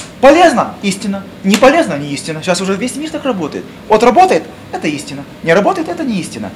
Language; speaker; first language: Russian; non-native, local second language; Kazakh